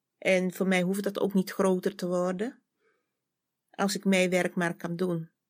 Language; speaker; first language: Dutch; native; Dutch